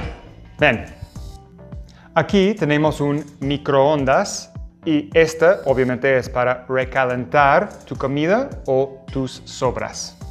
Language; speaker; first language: Spanish; non-native, fluent; English